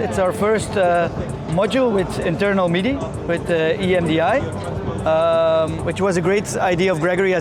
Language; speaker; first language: English; non-native, fluent; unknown